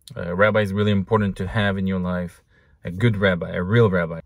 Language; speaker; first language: English; non-native, fluent; Hebrew